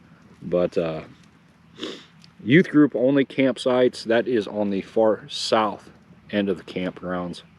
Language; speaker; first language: English; native; English